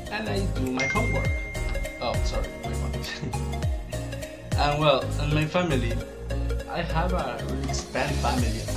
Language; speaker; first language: English; non-native, learner; Spanish